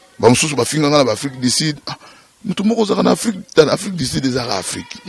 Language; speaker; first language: Lingala; non-native, local second language; Swahili